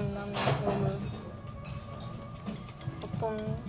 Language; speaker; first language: Korean; non-native, learner; Japanese